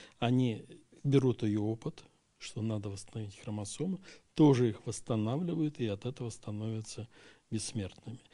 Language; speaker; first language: Russian; native; Russian